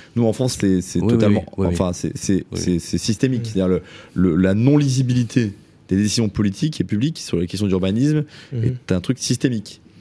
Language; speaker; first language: French; native; French